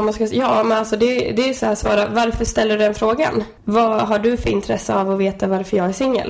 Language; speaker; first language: Swedish; native; Swedish